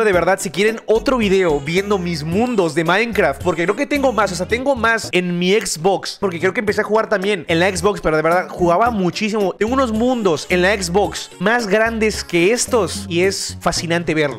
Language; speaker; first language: Spanish; native; Spanish